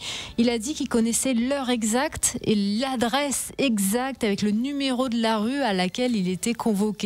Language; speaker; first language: French; native; French